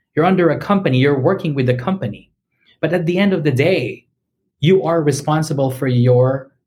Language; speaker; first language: English; native; English